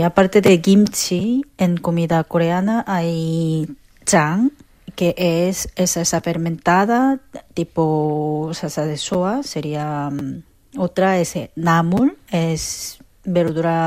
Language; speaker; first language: Spanish; non-native, fluent; Korean